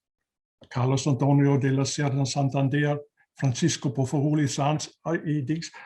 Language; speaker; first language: Spanish; non-native, learner; German